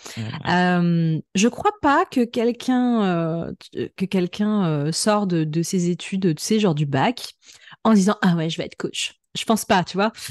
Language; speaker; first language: French; native; French